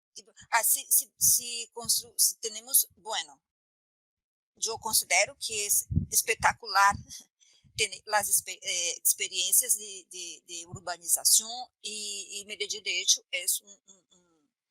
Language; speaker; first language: Spanish; non-native, fluent; Portuguese